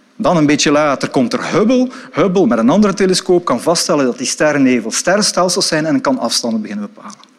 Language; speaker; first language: Dutch; native; Dutch